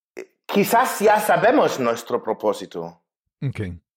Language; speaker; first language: Spanish; non-native, fluent; German